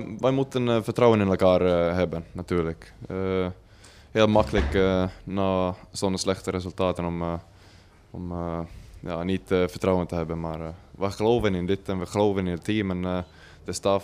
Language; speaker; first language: Dutch; non-native, fluent; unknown